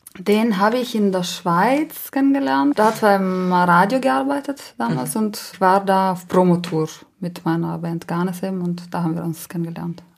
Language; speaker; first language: German; non-native, local second language; Ladin